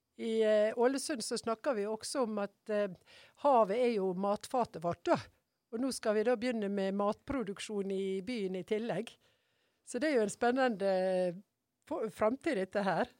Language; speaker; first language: Norwegian; native; Norwegian